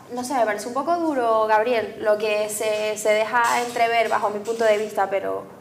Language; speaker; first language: Spanish; native; Spanish